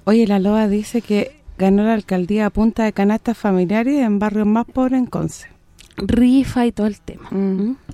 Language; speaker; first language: Spanish; native; Spanish